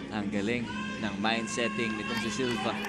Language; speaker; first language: Filipino; native; Filipino